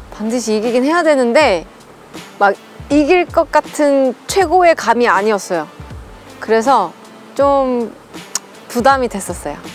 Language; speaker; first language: Korean; non-native, fluent; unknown